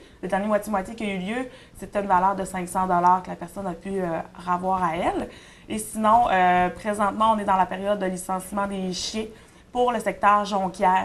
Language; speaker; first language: French; native; French